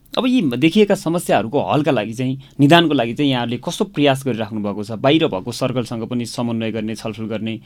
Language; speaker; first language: Nepali; native; Nepali